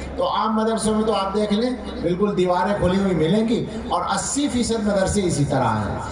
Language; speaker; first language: Urdu; native; Urdu